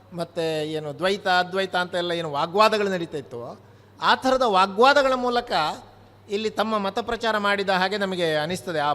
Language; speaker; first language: Kannada; native; Kannada